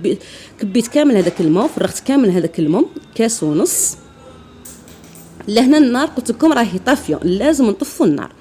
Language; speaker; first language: Arabic; native; Arabic